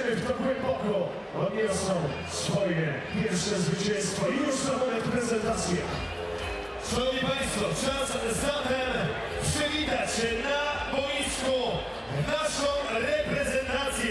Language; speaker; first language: Polish; native; Polish